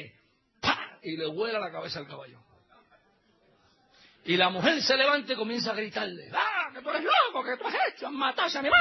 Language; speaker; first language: Spanish; native; Spanish